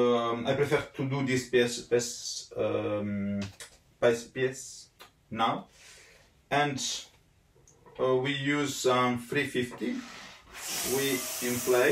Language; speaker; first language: English; non-native, learner; Italian